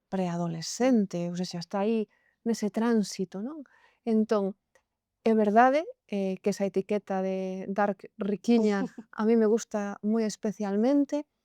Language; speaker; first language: Galician; non-native, local second language; Spanish